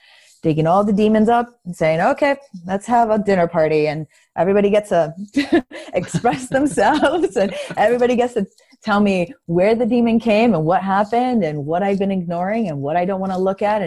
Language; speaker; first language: English; non-native, fluent; Greek